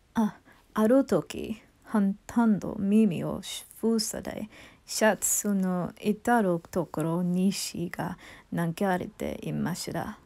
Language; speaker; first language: Japanese; non-native, learner; English